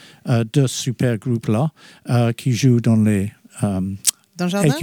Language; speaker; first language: French; non-native, fluent; English